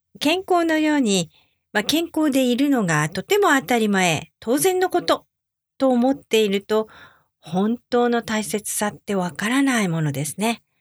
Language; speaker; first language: Japanese; native; Japanese